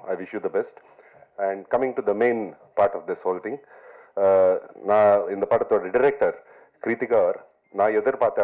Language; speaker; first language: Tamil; non-native, local second language; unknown